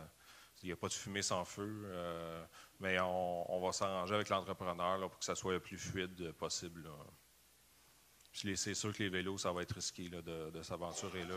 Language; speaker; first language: French; native; French